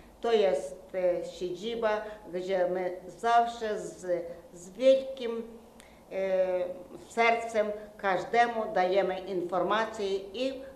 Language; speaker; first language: Polish; non-native, learner; Ukrainian